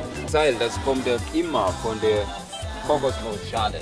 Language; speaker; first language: German; non-native, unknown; Swahili